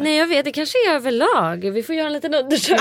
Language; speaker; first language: Swedish; native; Swedish